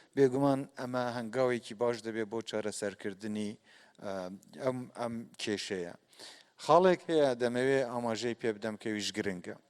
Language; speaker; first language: Central Kurdish; non-native, local second language; Kurdish